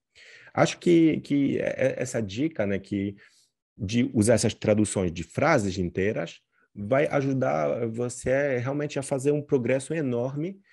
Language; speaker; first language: Portuguese; non-native, fluent; Polish